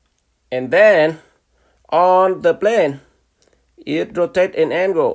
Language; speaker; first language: English; non-native, fluent; Vietnamese